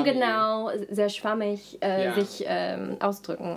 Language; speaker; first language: German; non-native, fluent; English